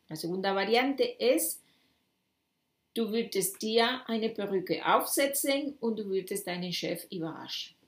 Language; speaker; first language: German; non-native, fluent; Spanish